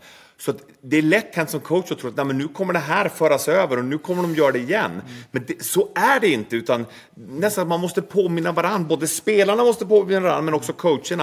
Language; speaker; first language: Swedish; native; Swedish